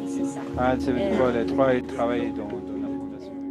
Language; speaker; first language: French; non-native, fluent; Spanish